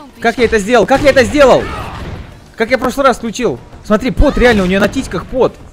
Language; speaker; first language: Russian; native; Russian